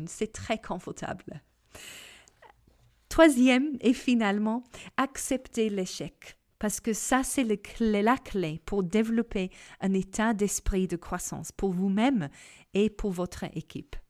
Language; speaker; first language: French; non-native, fluent; English